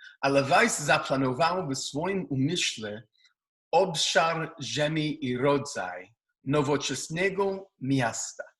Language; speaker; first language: Polish; non-native, learner; Hebrew